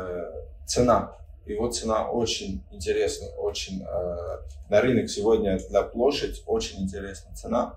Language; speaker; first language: Russian; non-native, fluent; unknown